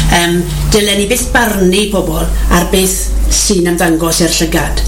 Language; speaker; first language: Welsh; native; Welsh